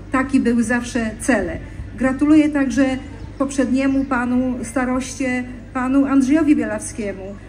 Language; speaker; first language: Polish; native; Polish